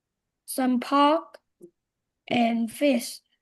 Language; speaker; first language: English; non-native, learner; Vietnamese